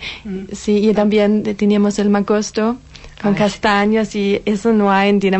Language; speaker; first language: Spanish; non-native, learner; Danish